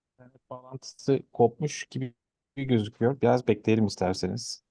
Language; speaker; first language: Turkish; native; Turkish